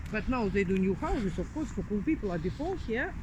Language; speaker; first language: English; non-native, learner; Russian